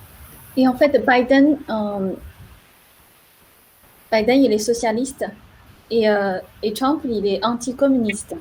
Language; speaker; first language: French; non-native, fluent; Chinese